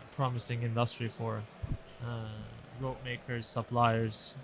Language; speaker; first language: English; non-native, fluent; Turkish